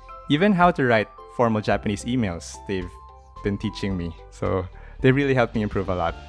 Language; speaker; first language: English; non-native, local second language; Filipino